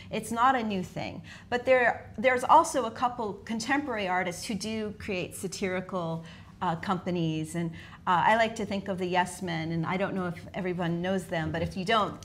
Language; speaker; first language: English; native; English